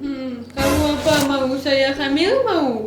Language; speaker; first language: Indonesian; non-native, learner; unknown